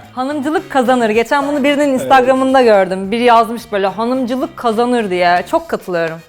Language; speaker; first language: Turkish; early bilingual, heritage; Russian